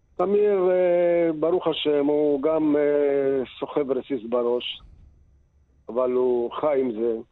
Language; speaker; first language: Hebrew; native; Hebrew